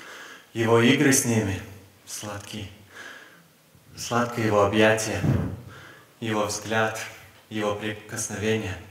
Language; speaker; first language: Russian; native; Russian